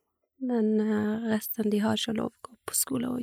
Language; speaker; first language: Norwegian; non-native, learner; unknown